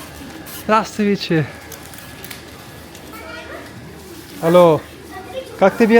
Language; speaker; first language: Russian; non-native, learner; Hindi